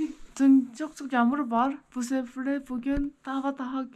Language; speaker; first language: Turkish; non-native, learner; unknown